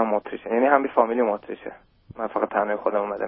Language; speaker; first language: Persian; early bilingual, heritage; German